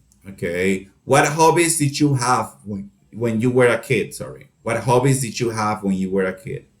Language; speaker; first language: English; non-native, fluent; Spanish